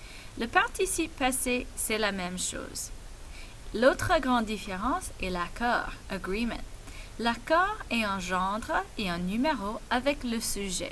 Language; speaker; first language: French; non-native, fluent; English